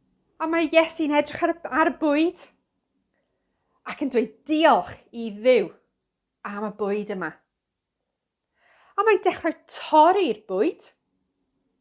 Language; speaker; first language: Welsh; non-native, fluent; English